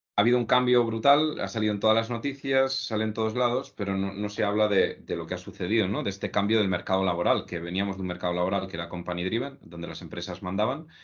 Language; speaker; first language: Spanish; native; Spanish